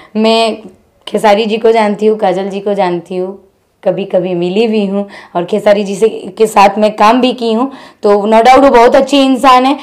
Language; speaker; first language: Hindi; non-native, local second language; Bangla